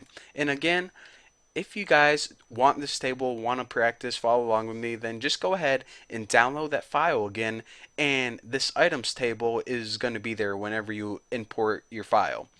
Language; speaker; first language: English; native; English